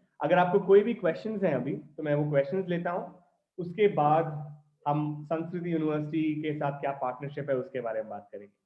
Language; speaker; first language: Hindi; non-native, local second language; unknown